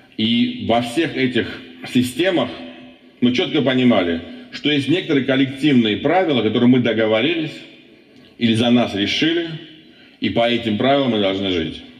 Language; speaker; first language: Russian; non-native, local second language; Armenian